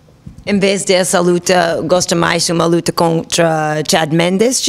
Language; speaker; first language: Portuguese; non-native, learner; English